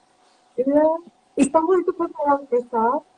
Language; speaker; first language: Indonesian; non-native, learner; Turkish